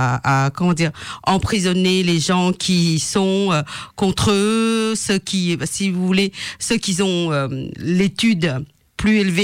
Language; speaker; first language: French; non-native, fluent; Lao